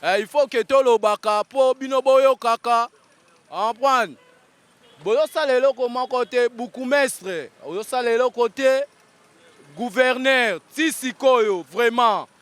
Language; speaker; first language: Lingala; native; Lingala